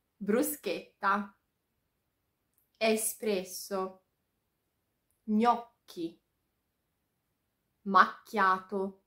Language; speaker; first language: Italian; non-native, fluent; Polish